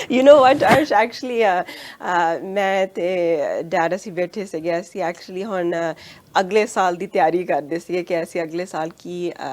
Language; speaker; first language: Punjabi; early bilingual, heritage; Punjabi